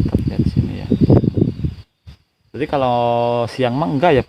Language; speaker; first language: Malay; non-native, local second language; Sundanese